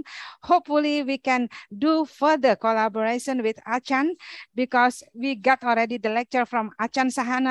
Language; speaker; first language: English; non-native, learner; Indonesian